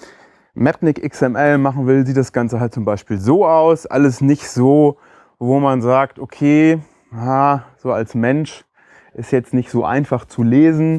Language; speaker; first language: German; native; German